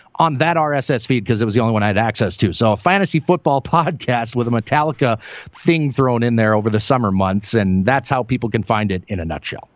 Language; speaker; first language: English; native; English